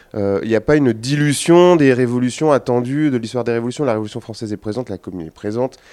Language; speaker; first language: French; native; French